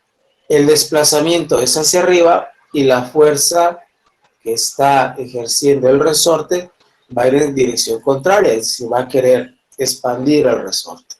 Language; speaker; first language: Spanish; native; Spanish